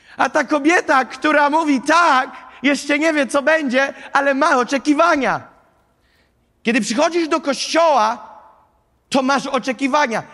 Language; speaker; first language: Polish; native; Polish